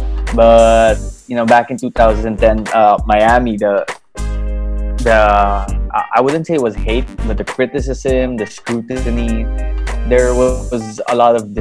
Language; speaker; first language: English; non-native, local second language; Filipino